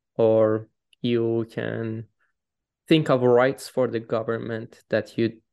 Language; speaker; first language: English; non-native, fluent; Persian